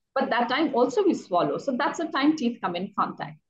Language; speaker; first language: English; non-native, local second language; Hindi